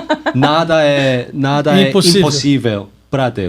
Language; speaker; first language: Portuguese; non-native, learner; Korean